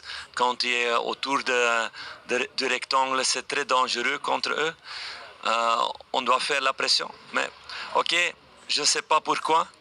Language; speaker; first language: French; non-native, fluent; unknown